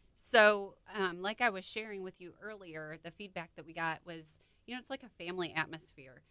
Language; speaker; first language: English; native; English